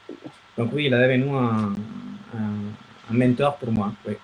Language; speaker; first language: French; non-native, fluent; Spanish